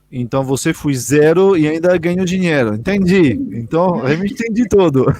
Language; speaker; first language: Portuguese; non-native, fluent; French